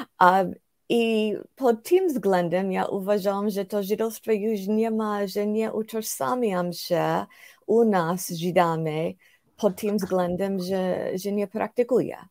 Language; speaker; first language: Polish; non-native, fluent; English